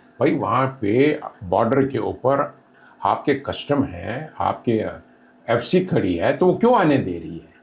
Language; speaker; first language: Urdu; non-native, local second language; Pashto